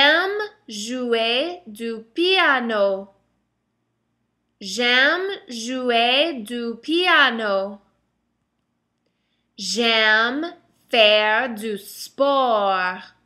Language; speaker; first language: French; non-native, fluent; English